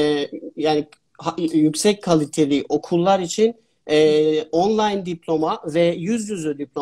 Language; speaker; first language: Turkish; non-native, fluent; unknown